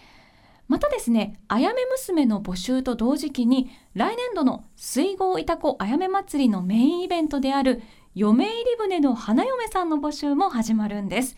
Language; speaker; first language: Japanese; native; Japanese